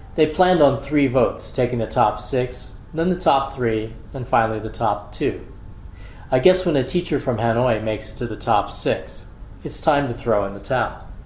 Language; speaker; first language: English; native; English